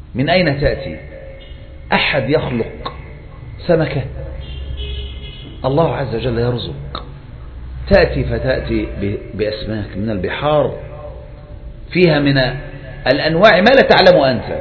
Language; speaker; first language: Arabic; native; Arabic